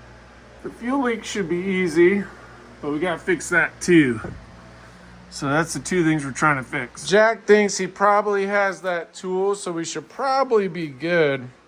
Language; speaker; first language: English; native; English